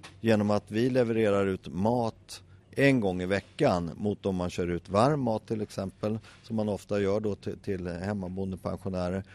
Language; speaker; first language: Swedish; native; Swedish